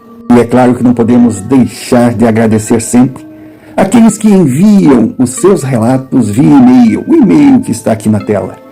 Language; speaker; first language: Portuguese; native; Portuguese